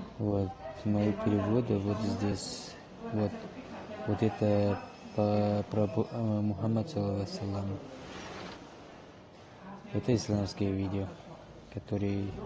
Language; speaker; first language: Russian; non-native, learner; Tajik